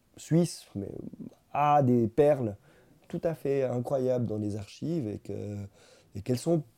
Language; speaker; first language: French; non-native, fluent; Spanish